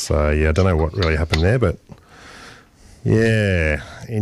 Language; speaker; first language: English; native; English